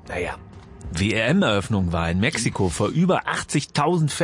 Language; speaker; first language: German; native; German